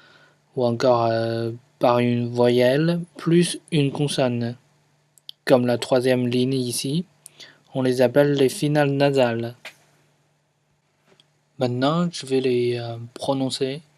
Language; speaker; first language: French; non-native, fluent; Chinese